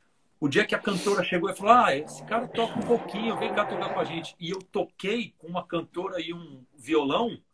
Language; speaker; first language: Portuguese; native; Portuguese